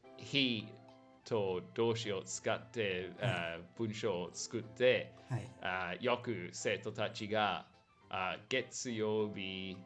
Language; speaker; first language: Japanese; non-native, learner; English